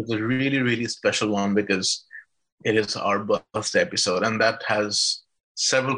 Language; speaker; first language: English; non-native, local second language; Bangla